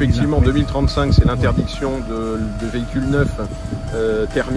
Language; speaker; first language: French; native; French